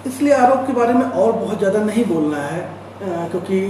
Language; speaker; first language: Hindi; non-native, local second language; Marathi